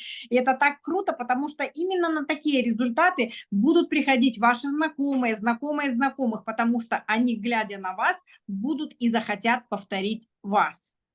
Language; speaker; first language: Russian; native; Russian